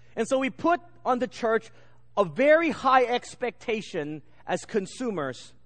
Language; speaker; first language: English; native; English